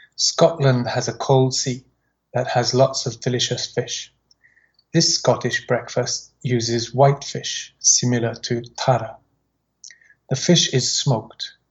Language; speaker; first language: English; native; English